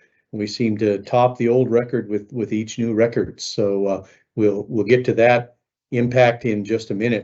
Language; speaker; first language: English; native; English